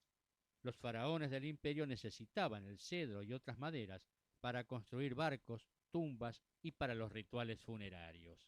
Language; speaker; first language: Spanish; native; Spanish